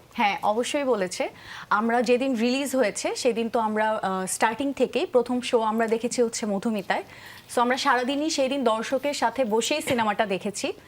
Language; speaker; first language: Bangla; native; Bangla